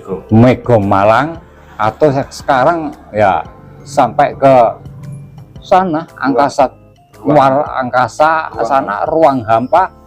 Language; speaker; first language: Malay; non-native, local second language; Javanese